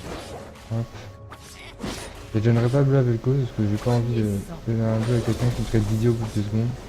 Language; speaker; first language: French; native; French